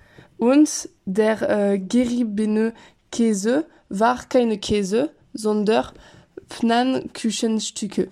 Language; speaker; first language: German; non-native, learner; French